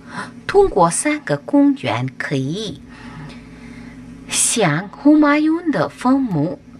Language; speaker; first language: Chinese; non-native, fluent; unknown